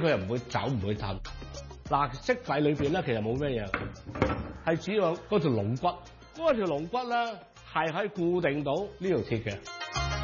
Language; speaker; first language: Cantonese; native; Cantonese